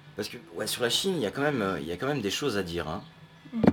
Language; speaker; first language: French; native; French